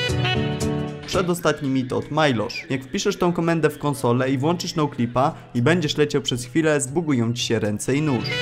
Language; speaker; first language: Polish; native; Polish